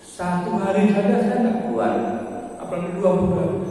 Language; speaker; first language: Indonesian; native; Indonesian